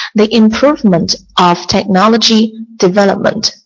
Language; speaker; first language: English; non-native, fluent; Chinese